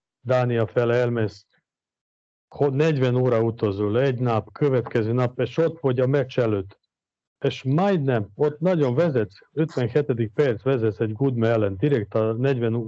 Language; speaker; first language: Hungarian; non-native, fluent; Serbian